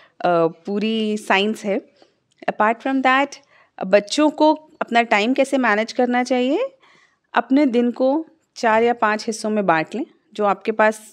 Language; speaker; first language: Hindi; native; Hindi